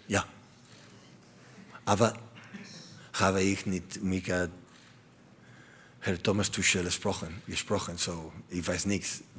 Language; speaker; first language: German; non-native, learner; Catalan